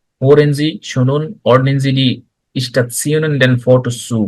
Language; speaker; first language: German; non-native, fluent; Bangla